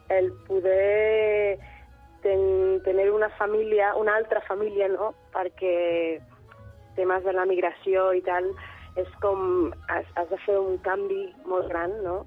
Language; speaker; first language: Catalan; non-native, learner; Spanish